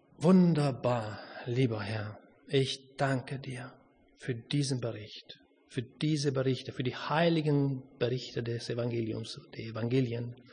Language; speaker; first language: German; non-native, fluent; Romanian